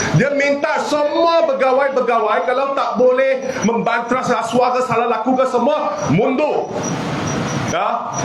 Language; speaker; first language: Malay; non-native, local second language; Chinese